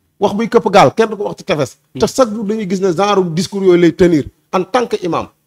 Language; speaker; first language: Wolof; native; Wolof